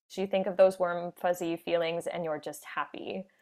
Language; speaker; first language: English; native; English